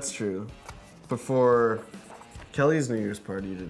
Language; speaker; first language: English; native; English